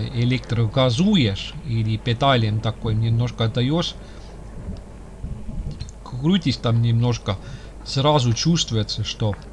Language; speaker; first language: Russian; non-native, local second language; Estonian